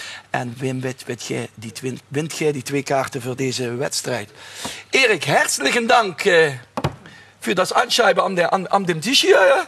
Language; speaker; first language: Dutch; native; Dutch